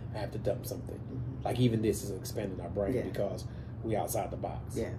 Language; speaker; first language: English; native; English